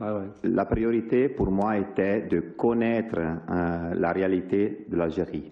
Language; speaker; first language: Italian; non-native, learner; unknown